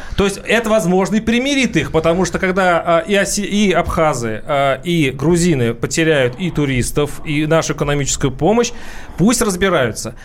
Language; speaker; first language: Russian; native; Russian